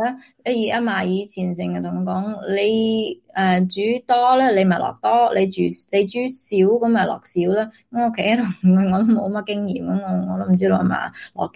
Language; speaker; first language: Cantonese; early bilingual, heritage; Cantonese